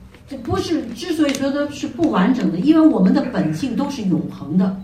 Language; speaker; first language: Chinese; native; Chinese